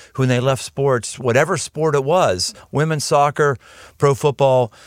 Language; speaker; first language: English; native; English